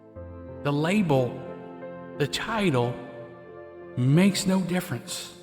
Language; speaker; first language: English; native; English